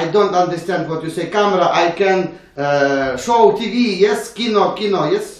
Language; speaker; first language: English; non-native, learner; Ukrainian